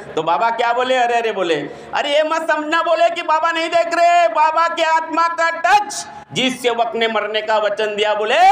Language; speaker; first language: Hindi; non-native, local second language; Marathi